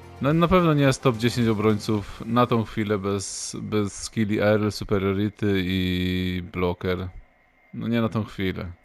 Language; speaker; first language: Polish; native; Polish